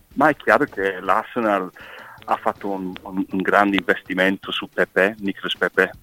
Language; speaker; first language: Italian; non-native, fluent; English